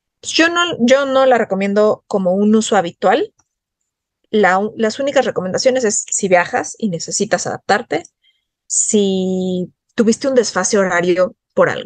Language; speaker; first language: Spanish; native; Spanish